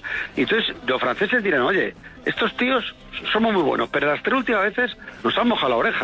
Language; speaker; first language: Spanish; native; Spanish